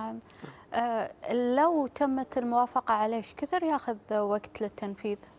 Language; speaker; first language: Arabic; native; Arabic